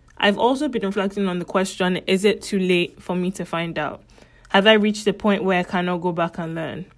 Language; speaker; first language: English; native; English